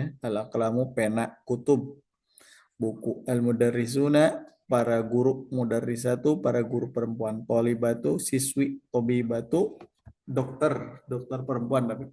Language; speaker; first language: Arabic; non-native, fluent; Indonesian